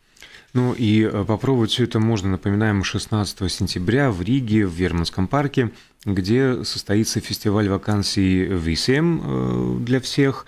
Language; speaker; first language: Russian; native; Russian